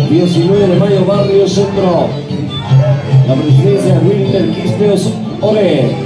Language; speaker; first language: Spanish; native; Spanish